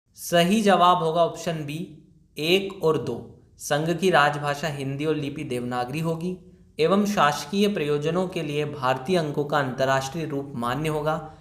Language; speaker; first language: Hindi; native; Hindi